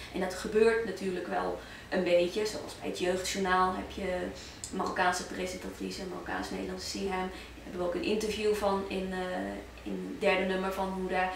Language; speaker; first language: Dutch; early bilingual, other home language; Arabic